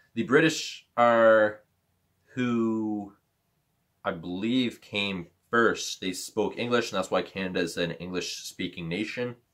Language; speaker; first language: English; native; English